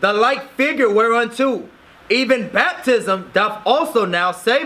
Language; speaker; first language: English; native; English